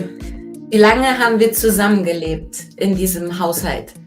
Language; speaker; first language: German; early bilingual, other home language; Turkish